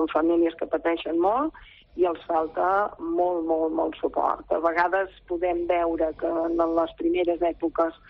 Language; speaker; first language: Catalan; native; Catalan